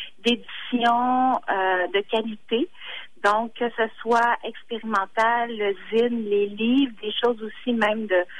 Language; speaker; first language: French; native; French